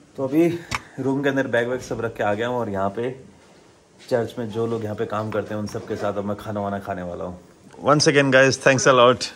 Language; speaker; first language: Hindi; native; Hindi